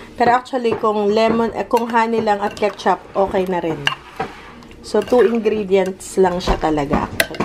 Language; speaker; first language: Filipino; native; Filipino